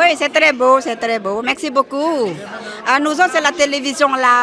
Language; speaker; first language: French; non-native, fluent; Lao